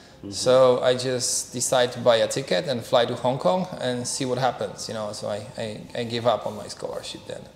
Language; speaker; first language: English; non-native, fluent; Polish